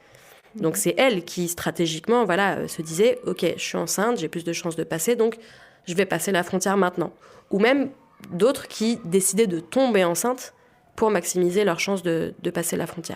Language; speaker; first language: French; native; French